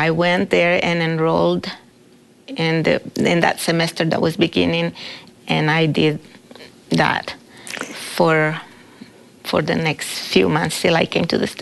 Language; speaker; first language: English; non-native, fluent; Spanish